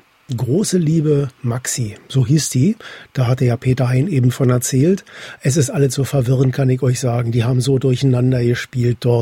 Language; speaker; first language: German; native; German